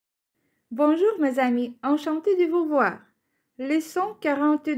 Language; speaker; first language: French; non-native, fluent; Ukrainian